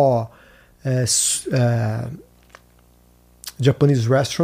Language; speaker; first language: English; non-native, fluent; Portuguese